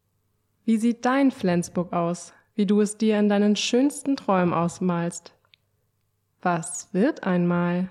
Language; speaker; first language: German; native; German